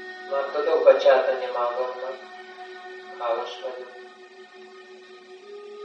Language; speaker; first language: Hungarian; non-native, learner; Russian